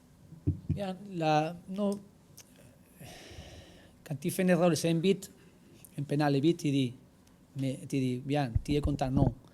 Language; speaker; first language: French; non-native, learner; Spanish